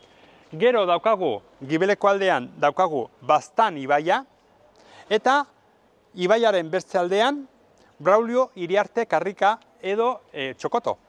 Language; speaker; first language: Basque; native; Basque